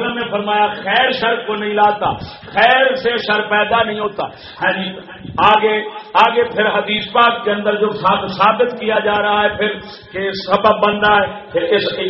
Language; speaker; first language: Urdu; non-native, local second language; Punjabi